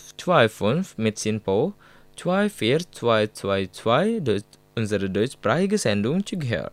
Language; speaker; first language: German; non-native, fluent; Indonesian